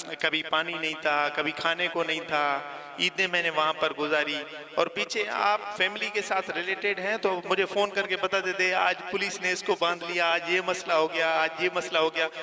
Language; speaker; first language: Urdu; non-native, local second language; Saraiki